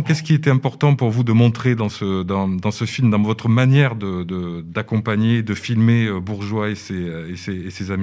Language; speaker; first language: French; native; French